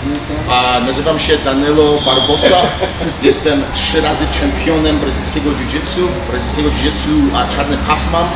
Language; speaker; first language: Polish; early bilingual, heritage; Polish